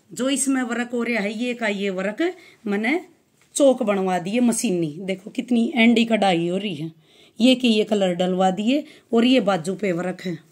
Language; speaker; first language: Hindi; native; Hindi